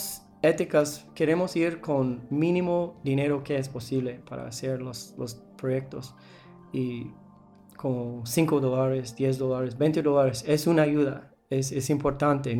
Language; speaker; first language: Spanish; non-native, learner; English